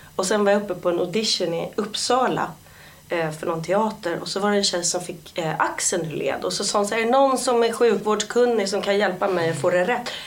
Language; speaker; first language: Swedish; early bilingual, other home language; Polish